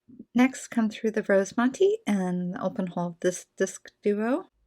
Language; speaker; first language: English; native; English